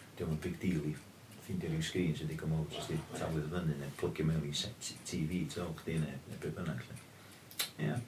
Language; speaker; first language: Welsh; early bilingual, heritage; Welsh